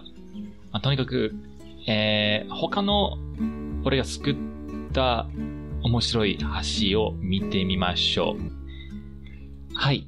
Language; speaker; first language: Japanese; non-native, fluent; English